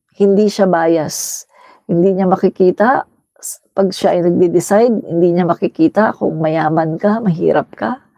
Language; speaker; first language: Filipino; native; Filipino